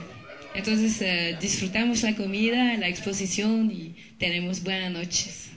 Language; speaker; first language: Spanish; non-native, learner; French